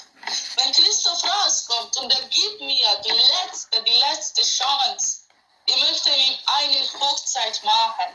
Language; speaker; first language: German; non-native, learner; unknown